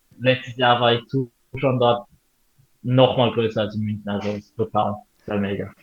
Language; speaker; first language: German; native; German